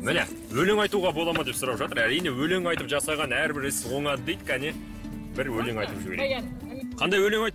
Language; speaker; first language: Kazakh; native; Kazakh